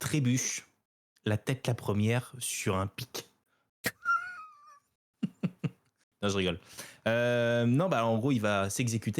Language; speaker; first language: French; native; French